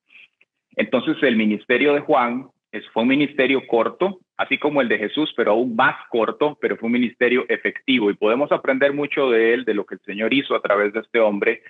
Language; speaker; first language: Spanish; native; Spanish